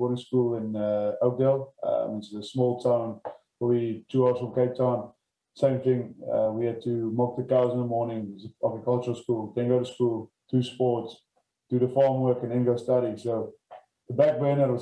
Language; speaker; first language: English; non-native, local second language; Afrikaans